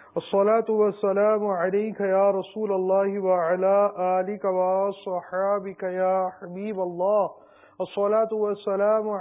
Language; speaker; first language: Urdu; native; Urdu